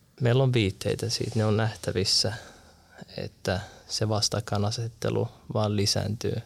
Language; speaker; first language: Finnish; early bilingual, other home language; Arabic